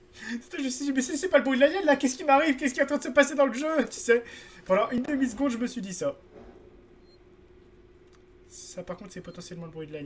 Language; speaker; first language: French; native; French